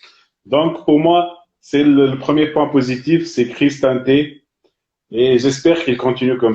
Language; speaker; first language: French; non-native, fluent; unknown